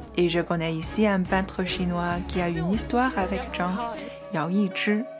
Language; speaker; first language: French; non-native, fluent; Chinese